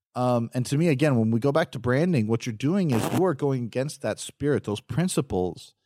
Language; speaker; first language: English; native; English